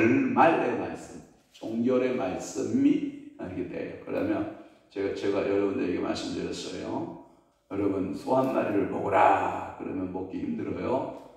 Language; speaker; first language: Korean; native; Korean